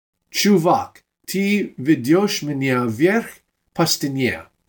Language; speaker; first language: Russian; non-native, fluent; English